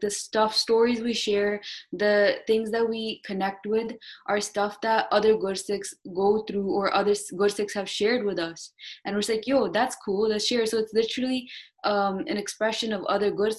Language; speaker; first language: English; non-native, local second language; Punjabi